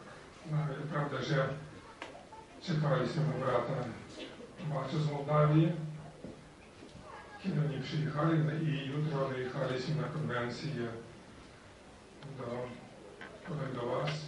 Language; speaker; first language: Polish; non-native, learner; Ukrainian